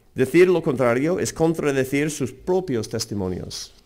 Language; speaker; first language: Spanish; non-native, fluent; English